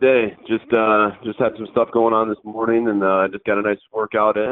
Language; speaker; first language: English; native; English